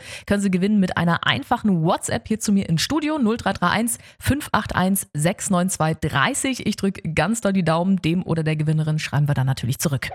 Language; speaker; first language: German; native; German